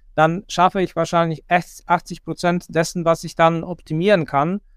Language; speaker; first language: German; non-native, fluent; Polish